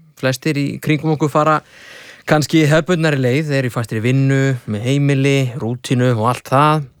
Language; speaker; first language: Icelandic; native; Icelandic